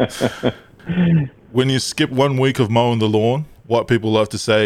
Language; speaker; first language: English; non-native, local second language; Tongan